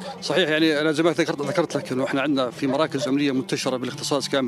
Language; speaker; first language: Arabic; native; Arabic